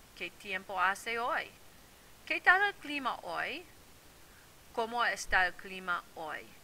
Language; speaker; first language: Spanish; non-native, fluent; English